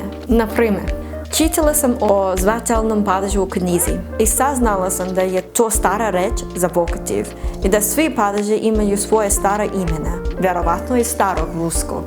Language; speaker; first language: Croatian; non-native, learner; English